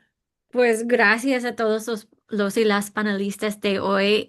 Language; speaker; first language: Spanish; non-native, fluent; English